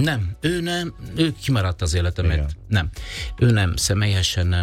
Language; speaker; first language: Hungarian; non-native, learner; Italian